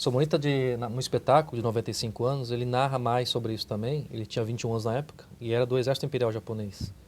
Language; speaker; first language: Portuguese; native; Portuguese